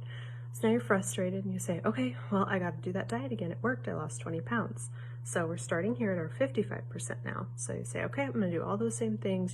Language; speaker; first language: English; native; English